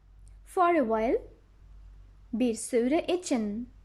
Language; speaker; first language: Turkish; non-native, fluent; Bangla